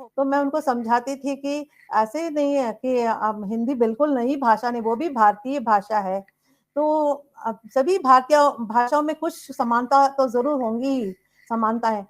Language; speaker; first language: Hindi; non-native, local second language; Tamil